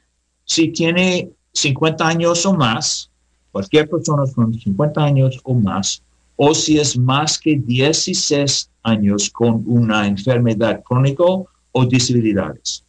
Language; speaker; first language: Spanish; non-native, learner; English